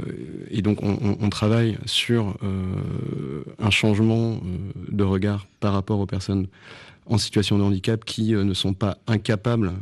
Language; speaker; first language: French; native; French